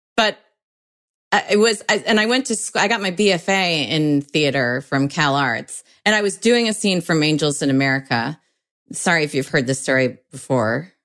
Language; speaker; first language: English; native; English